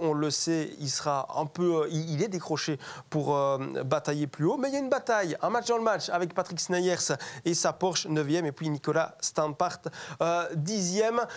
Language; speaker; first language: French; native; French